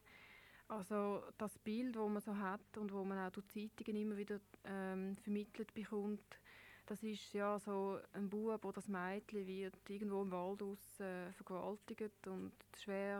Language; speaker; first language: German; native; German